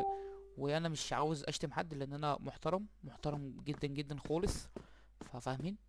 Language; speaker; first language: Arabic; native; Arabic